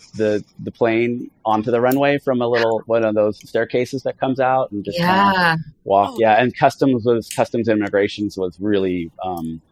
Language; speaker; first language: English; early bilingual, other home language; Italian